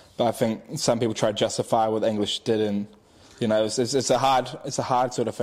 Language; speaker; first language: English; native; English